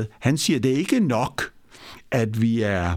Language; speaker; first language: Danish; early bilingual, other home language; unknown